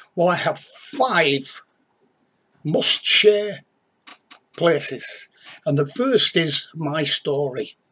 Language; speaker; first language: English; native; English